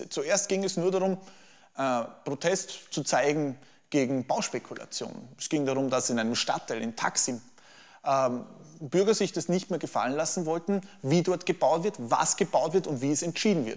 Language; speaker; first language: German; native; German